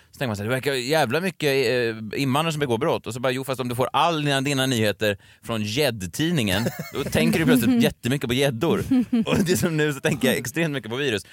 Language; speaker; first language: Swedish; native; Swedish